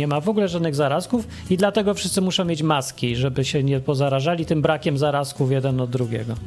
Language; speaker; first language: Polish; native; Polish